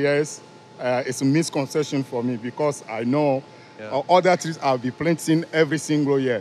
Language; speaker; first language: English; non-native, fluent; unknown